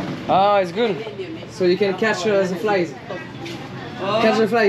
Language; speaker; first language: English; non-native, learner; French